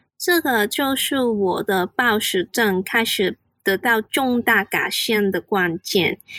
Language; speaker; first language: Chinese; non-native, local second language; Cantonese